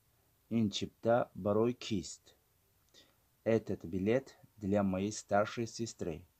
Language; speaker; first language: Russian; non-native, learner; Tajik